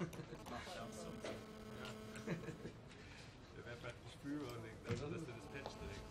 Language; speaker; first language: German; native; German